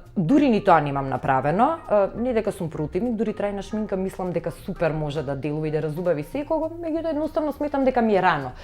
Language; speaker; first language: Macedonian; native; Macedonian